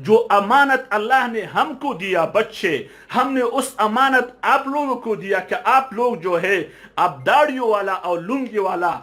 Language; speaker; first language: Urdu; non-native, fluent; Pashto